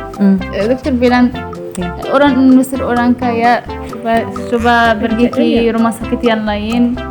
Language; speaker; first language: Indonesian; non-native, learner; Arabic